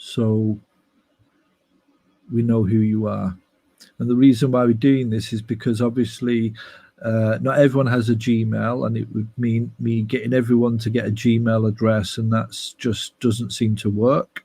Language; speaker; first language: English; native; English